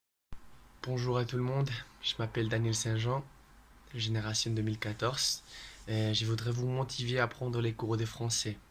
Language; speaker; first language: French; non-native, fluent; Spanish